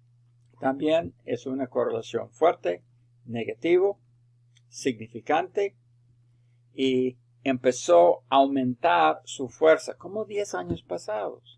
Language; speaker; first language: Spanish; non-native, fluent; English